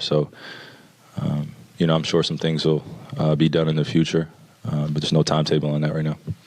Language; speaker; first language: English; native; English